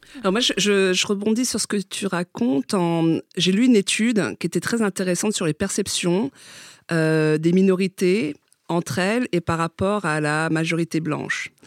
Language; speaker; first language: French; early bilingual, other home language; Vietnamese